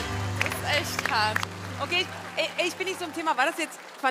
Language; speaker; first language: German; native; German